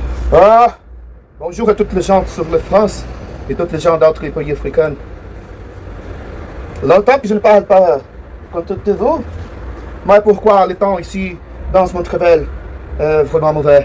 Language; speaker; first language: French; non-native, learner; Portuguese